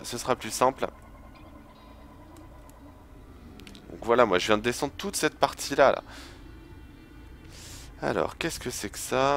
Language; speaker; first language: French; native; French